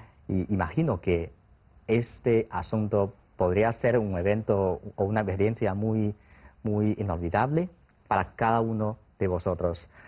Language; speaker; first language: Spanish; non-native, fluent; Chinese